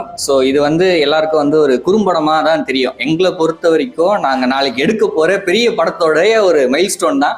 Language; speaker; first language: Tamil; native; Tamil